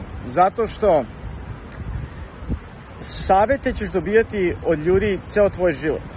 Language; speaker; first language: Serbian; early bilingual, heritage; Serbian